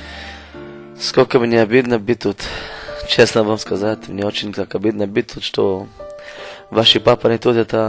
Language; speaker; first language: Russian; non-native, learner; Hebrew